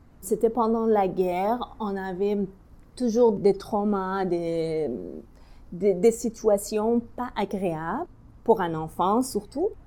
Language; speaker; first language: French; non-native, learner; Persian